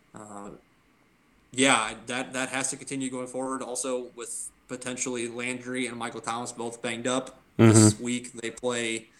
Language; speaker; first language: English; native; English